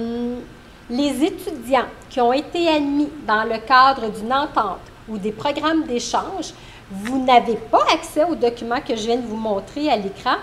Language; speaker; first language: French; native; French